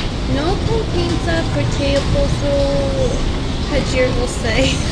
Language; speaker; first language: Portuguese; non-native, learner; English